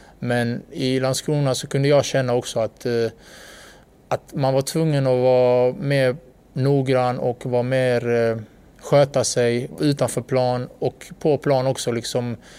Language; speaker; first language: Swedish; early bilingual, other home language; Bosnian